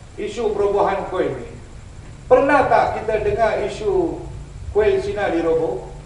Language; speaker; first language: Malay; non-native, local second language; Tamil